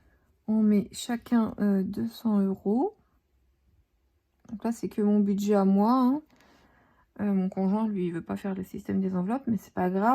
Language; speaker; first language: French; native; French